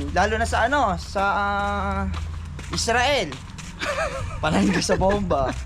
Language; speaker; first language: Filipino; native; Filipino